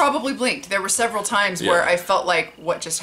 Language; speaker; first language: English; native; English